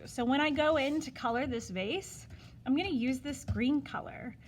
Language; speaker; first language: English; native; English